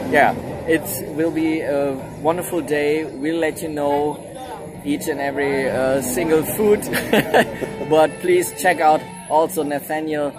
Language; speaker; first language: English; non-native, fluent; Swiss German